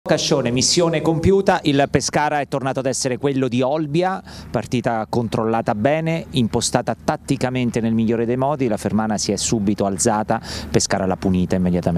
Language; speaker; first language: Italian; native; Italian